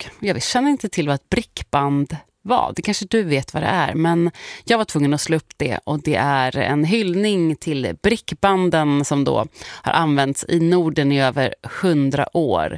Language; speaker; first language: Swedish; native; Swedish